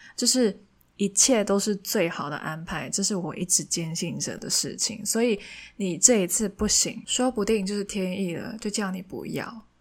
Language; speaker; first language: Chinese; non-native, local second language; Cantonese